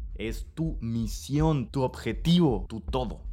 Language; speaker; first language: Spanish; native; Spanish